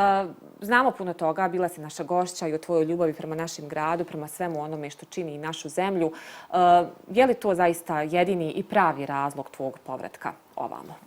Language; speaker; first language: Bosnian; native; Bosnian